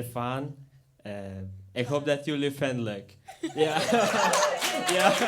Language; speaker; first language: Dutch; non-native, learner; Persian